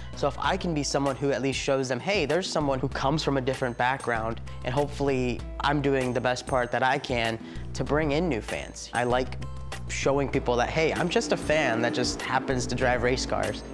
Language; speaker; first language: English; native; English